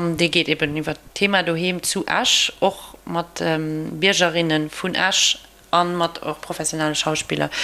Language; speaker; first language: Luxembourgish; native; Luxembourgish